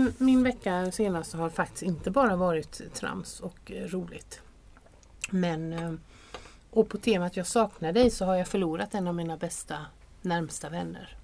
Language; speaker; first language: Swedish; native; Swedish